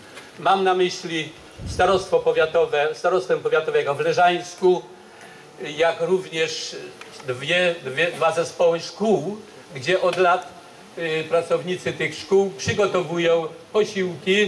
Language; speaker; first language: Polish; native; Polish